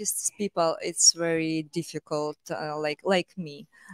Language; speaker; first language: English; non-native, fluent; Russian